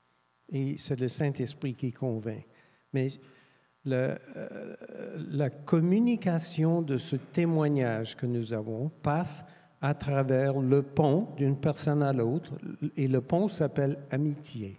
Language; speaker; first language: French; non-native, fluent; English